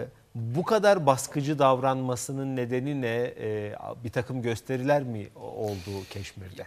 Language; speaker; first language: Turkish; native; Turkish